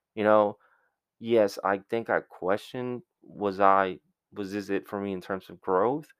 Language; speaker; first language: English; early bilingual, other home language; Spanish